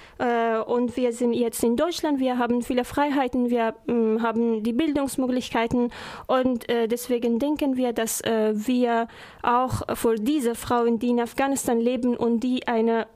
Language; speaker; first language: German; non-native, learner; Persian